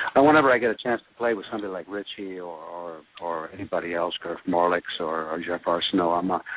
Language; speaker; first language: English; early bilingual, other home language; French